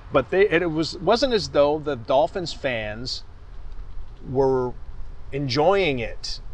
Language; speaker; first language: English; native; English